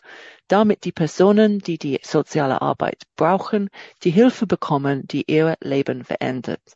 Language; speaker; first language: German; non-native, fluent; English